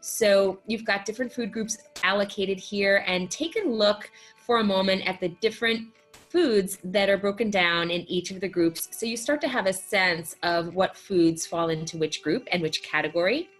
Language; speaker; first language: English; native; English